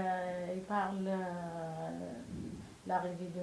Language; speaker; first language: French; non-native, learner; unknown